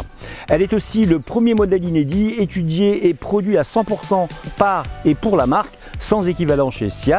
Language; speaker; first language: French; native; French